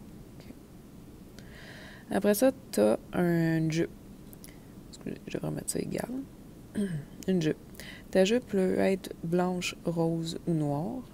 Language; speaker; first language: French; native; French